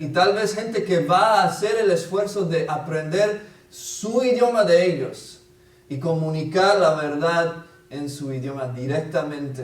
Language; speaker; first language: Spanish; non-native, fluent; English